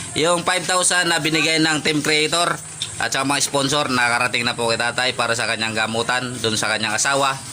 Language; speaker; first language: Filipino; native; Filipino